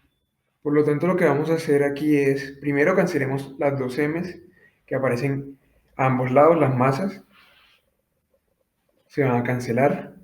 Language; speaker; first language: Spanish; native; Spanish